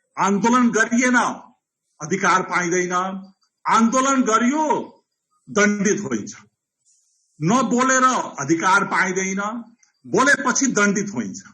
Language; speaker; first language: Nepali; non-native, local second language; Rana Tharu